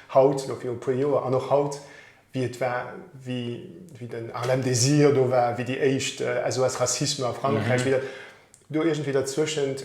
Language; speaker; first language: Luxembourgish; native; Luxembourgish